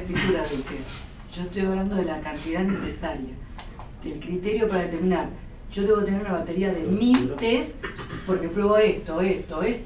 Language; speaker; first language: Spanish; native; Spanish